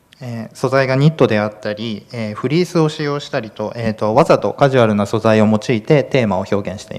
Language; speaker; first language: Japanese; native; Japanese